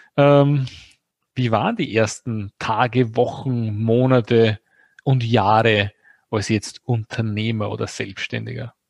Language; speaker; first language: German; native; German